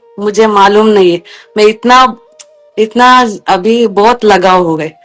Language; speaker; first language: Hindi; non-native, local second language; Kannada